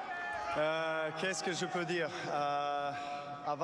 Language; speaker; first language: French; non-native, fluent; Serbian